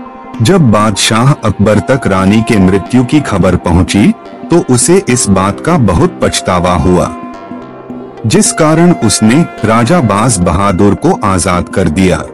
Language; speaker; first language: Hindi; native; Hindi